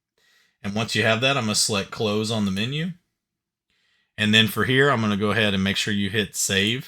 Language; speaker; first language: English; native; English